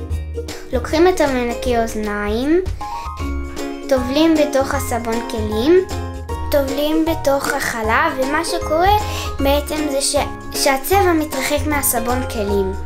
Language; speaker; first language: Hebrew; native; Hebrew